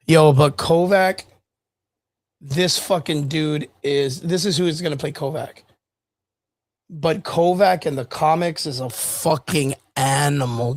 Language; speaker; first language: English; native; English